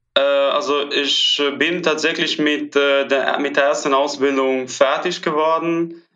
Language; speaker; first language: German; non-native, fluent; Italian